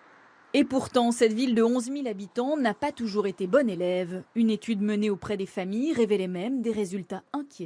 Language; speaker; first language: French; native; French